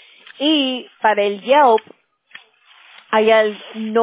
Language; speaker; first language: Spanish; early bilingual, heritage; Spanish